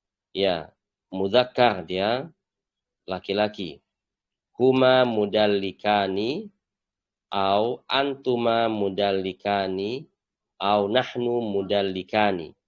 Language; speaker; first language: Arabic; non-native, fluent; Indonesian